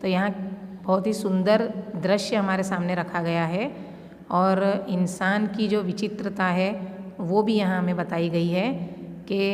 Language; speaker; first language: Urdu; non-native, local second language; Gujarati